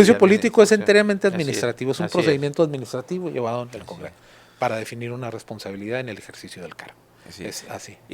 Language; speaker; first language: Spanish; native; Spanish